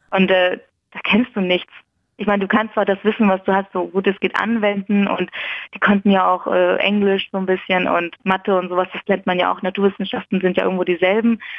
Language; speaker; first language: German; early bilingual, other home language; Persian